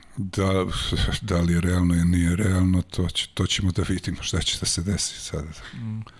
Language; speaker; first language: Serbian; native; Serbian